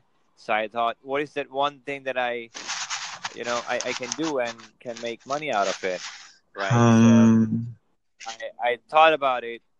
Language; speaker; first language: English; non-native, local second language; Gujarati